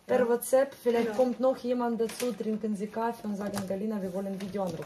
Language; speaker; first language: German; non-native, fluent; Russian